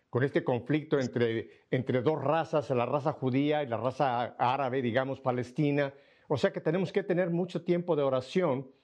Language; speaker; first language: Spanish; native; Spanish